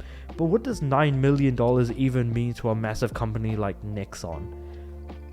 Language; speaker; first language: English; native; English